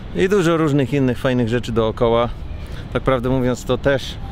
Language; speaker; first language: Polish; native; Polish